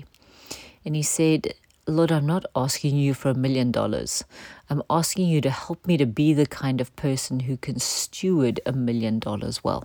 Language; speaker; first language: English; native; English